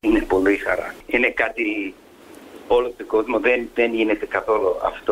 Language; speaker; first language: Greek; early bilingual, heritage; English